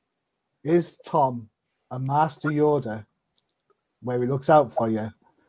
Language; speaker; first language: English; native; English